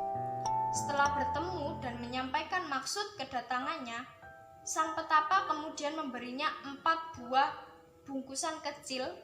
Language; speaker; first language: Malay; non-native, local second language; Javanese